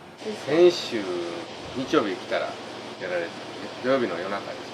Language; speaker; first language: Japanese; native; Japanese